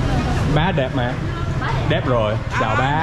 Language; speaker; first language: Vietnamese; early bilingual, heritage; Vietnamese